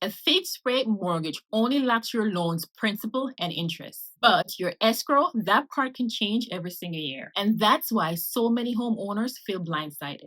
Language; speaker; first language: English; native; English